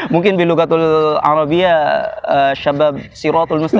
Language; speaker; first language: Arabic; non-native, learner; Indonesian